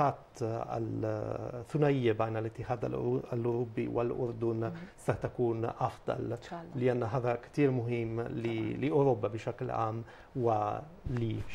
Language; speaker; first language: Arabic; non-native, fluent; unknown